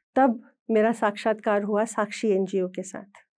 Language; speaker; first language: Hindi; native; Hindi